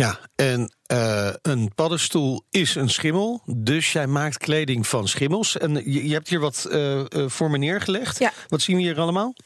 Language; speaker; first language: Dutch; native; Dutch